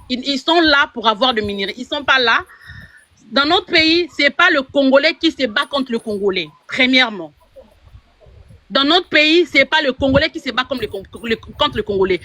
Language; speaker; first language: French; non-native, local second language; Lingala